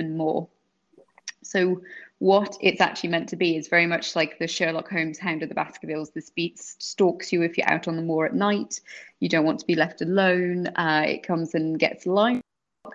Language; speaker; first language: English; native; English